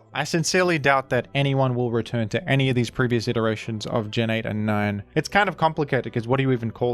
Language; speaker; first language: English; native; English